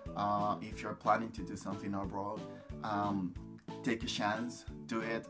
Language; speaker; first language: English; non-native, fluent; Spanish